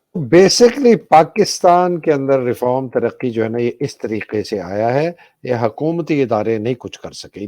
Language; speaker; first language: Urdu; native; Urdu